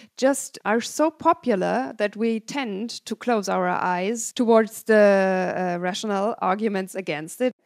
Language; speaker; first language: English; non-native, fluent; German